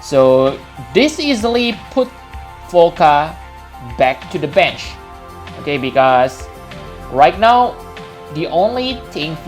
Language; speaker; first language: English; non-native, fluent; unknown